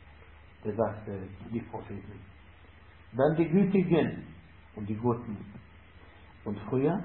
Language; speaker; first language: German; non-native, fluent; Arabic